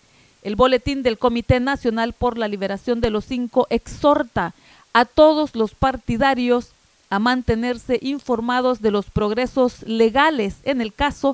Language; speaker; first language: Spanish; native; Spanish